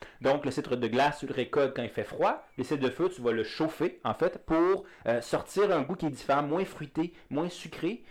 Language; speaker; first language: French; native; French